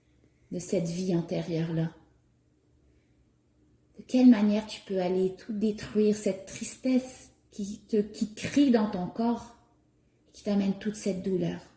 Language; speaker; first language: French; native; French